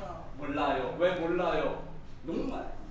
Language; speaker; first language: Korean; non-native, fluent; Vietnamese